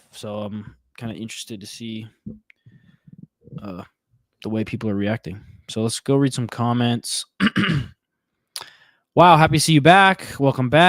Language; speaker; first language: English; native; English